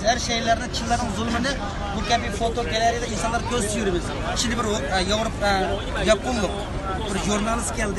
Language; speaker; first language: Turkish; non-native, learner; Uyghur